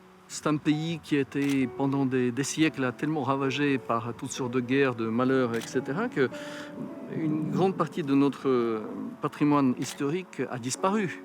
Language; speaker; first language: French; non-native, fluent; Ukrainian